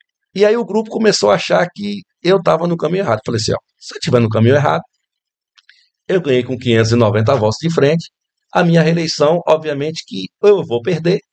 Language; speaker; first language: Portuguese; native; Portuguese